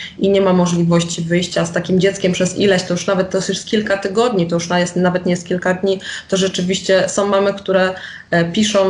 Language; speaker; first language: Polish; native; Polish